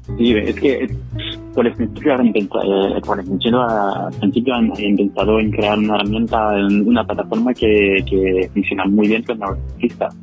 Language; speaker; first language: Spanish; non-native, fluent; French